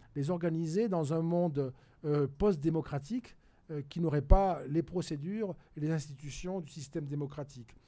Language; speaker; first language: French; native; French